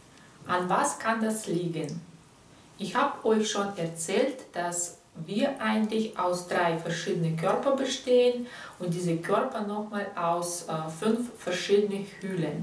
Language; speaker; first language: German; non-native, fluent; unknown